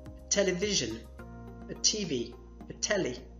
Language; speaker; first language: English; non-native, fluent; French